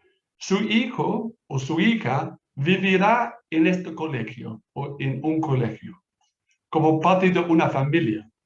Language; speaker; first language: Spanish; non-native, fluent; English